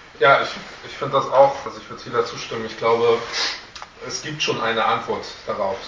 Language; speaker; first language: German; early bilingual, other home language; Spanish